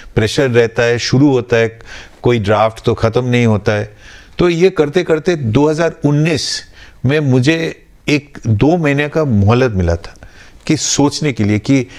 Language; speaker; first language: Hindi; non-native, local second language; Bangla